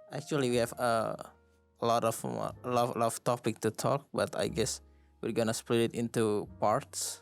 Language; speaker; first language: English; non-native, learner; Indonesian